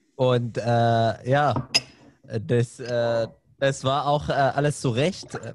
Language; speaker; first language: German; non-native, fluent; Arabic